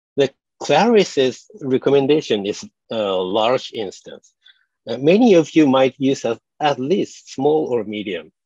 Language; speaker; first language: English; non-native, fluent; Japanese